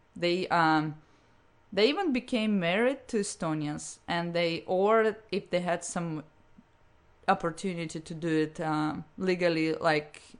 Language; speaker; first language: English; non-native, fluent; Russian